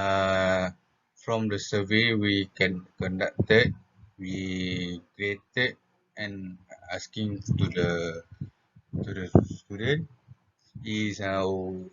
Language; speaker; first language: English; non-native, local second language; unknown